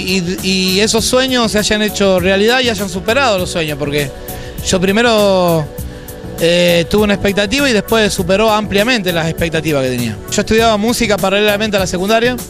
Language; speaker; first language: Spanish; native; Spanish